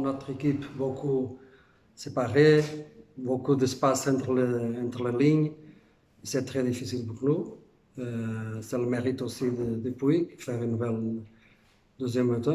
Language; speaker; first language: French; non-native, fluent; Portuguese